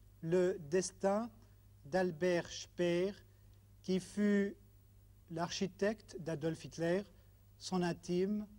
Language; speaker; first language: French; native; French